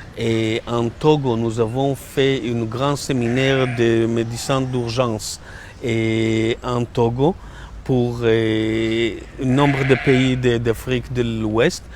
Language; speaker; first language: French; non-native, learner; Hebrew